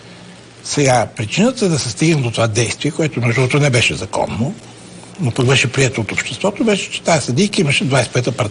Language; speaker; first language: Bulgarian; native; Bulgarian